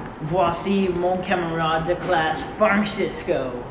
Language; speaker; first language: French; non-native, learner; English